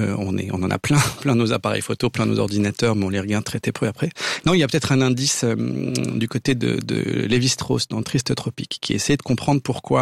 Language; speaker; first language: French; native; French